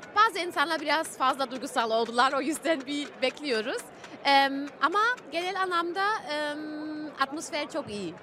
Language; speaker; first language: Turkish; early bilingual, heritage; German